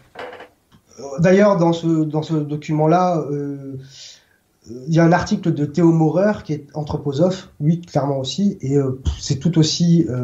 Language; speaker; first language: French; native; French